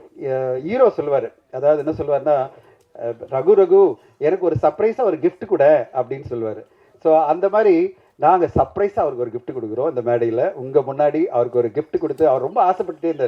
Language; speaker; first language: Tamil; native; Tamil